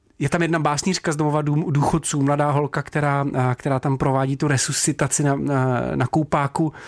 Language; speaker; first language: Czech; native; Czech